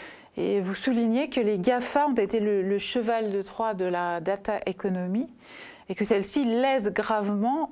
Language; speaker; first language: French; native; French